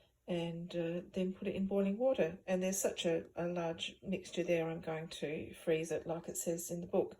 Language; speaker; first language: English; native; English